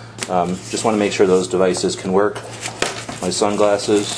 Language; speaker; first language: English; native; English